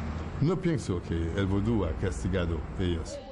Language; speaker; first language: Spanish; non-native, fluent; Haitian Creole